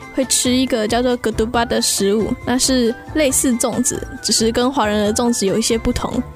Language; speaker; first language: Chinese; early bilingual, other home language; Indonesian